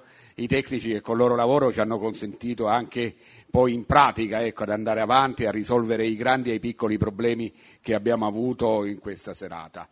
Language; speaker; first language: Italian; native; Italian